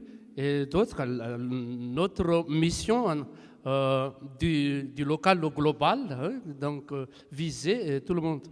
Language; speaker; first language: French; non-native, local second language; Malagasy